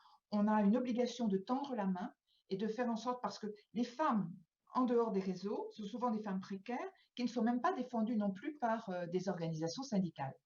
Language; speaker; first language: French; native; French